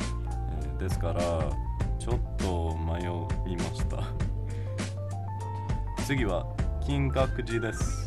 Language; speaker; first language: Japanese; non-native, learner; English